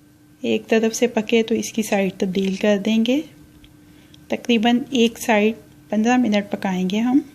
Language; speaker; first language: Urdu; native; Urdu